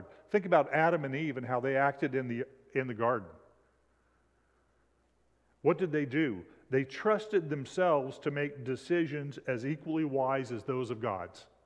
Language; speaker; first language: English; native; English